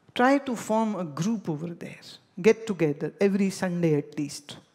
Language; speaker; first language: English; non-native, local second language; Hindi